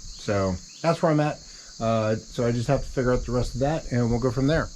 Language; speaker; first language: English; native; English